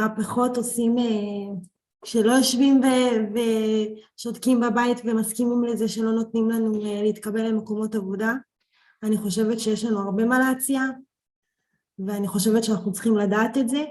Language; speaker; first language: Hebrew; early bilingual, other home language; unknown